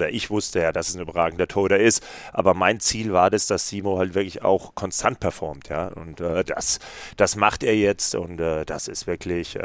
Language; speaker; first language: German; native; German